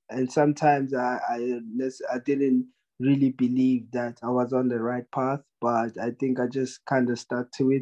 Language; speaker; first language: English; non-native, local second language; Zulu